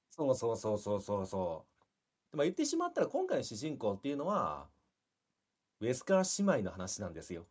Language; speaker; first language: Japanese; native; Japanese